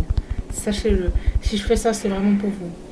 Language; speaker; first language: French; native; French